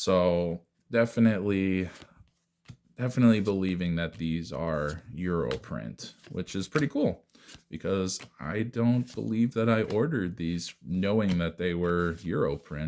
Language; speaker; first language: English; native; English